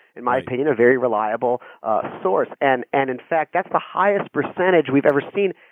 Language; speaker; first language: English; native; English